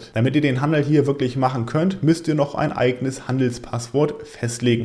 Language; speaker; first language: German; native; German